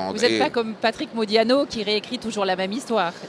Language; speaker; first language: French; native; French